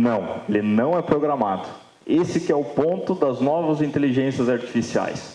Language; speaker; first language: Portuguese; native; Portuguese